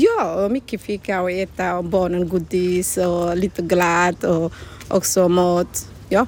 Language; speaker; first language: Swedish; non-native, learner; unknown